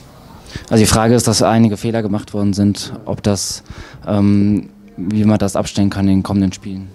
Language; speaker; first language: German; native; German